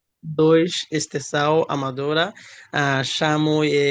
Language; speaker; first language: Portuguese; non-native, learner; Bangla